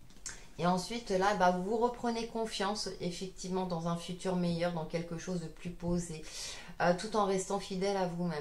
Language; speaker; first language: French; native; French